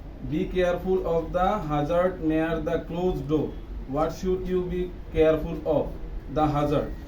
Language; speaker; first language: English; non-native, local second language; Bangla